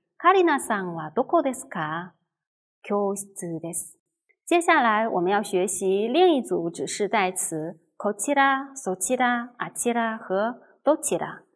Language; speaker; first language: Japanese; non-native, fluent; Chinese